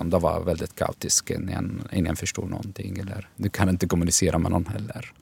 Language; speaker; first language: Swedish; non-native, learner; Arabic